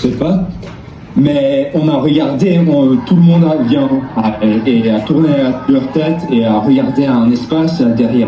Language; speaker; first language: French; non-native, learner; English